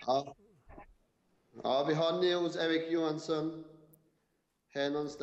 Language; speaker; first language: Swedish; non-native, fluent; English